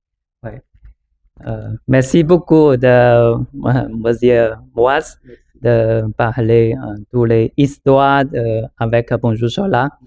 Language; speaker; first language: French; non-native, learner; Chinese